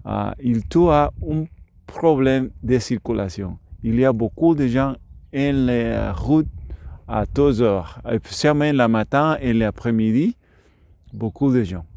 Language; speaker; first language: French; non-native, learner; Spanish